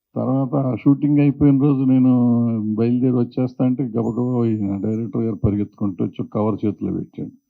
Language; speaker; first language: Telugu; native; Telugu